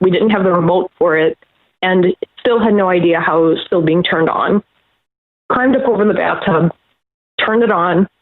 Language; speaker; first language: English; native; English